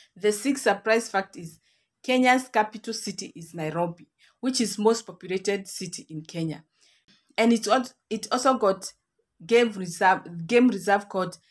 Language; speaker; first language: English; non-native, local second language; Kikuyu